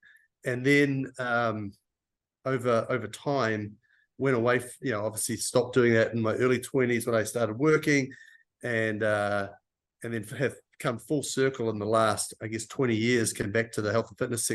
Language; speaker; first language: English; native; English